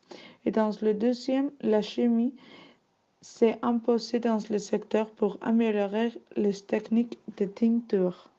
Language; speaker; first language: French; non-native, learner; Dutch